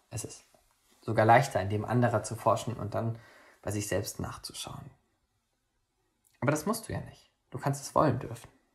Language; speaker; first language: German; native; German